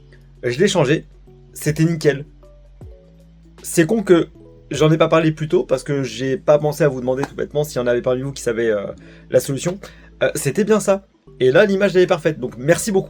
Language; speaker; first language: French; native; French